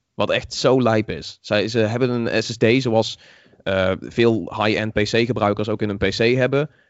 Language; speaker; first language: Dutch; native; Dutch